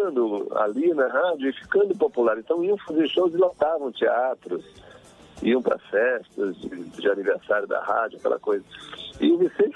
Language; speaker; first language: Portuguese; native; Portuguese